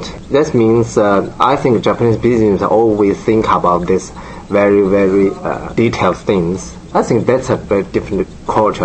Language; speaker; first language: English; non-native, learner; Japanese